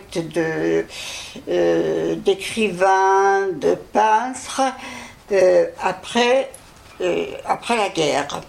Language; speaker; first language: French; early bilingual, other home language; Yiddish